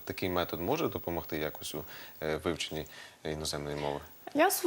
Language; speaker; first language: Ukrainian; native; Ukrainian